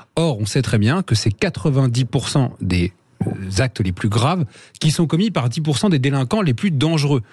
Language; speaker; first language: French; native; French